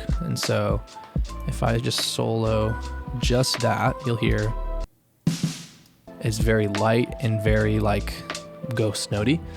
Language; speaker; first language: English; native; English